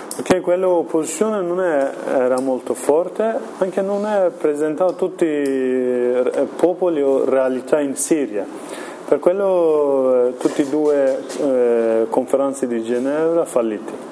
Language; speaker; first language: Italian; non-native, learner; Kurdish